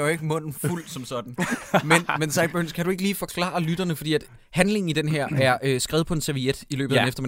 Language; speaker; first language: Danish; native; Danish